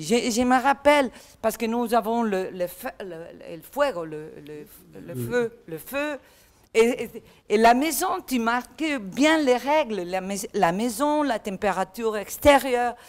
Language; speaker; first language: French; non-native, learner; Catalan